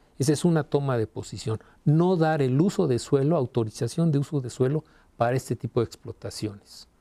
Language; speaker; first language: Spanish; native; Spanish